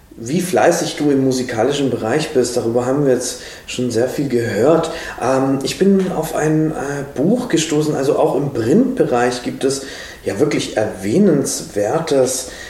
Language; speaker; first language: German; native; German